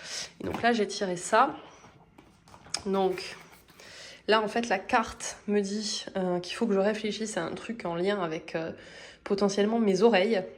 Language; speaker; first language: French; native; French